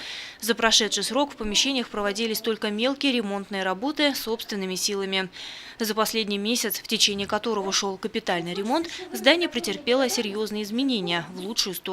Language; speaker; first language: Russian; native; Russian